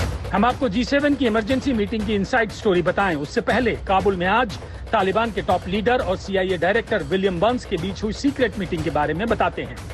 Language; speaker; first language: Hindi; native; Hindi